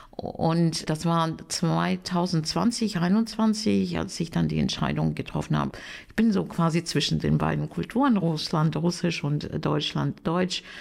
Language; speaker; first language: German; non-native, fluent; Russian